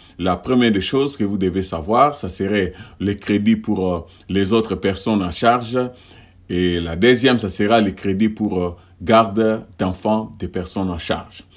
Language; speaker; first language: French; non-native, local second language; Lingala